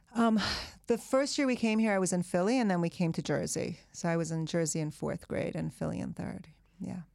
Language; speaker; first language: English; early bilingual, other home language; Persian